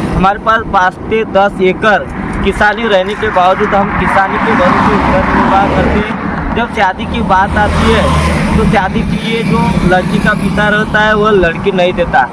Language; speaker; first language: Hindi; non-native, local second language; Marathi